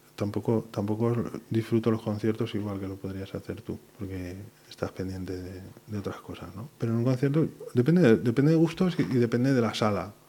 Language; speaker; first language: Spanish; native; Spanish